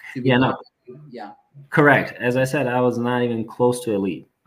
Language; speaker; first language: English; non-native, fluent; Serbian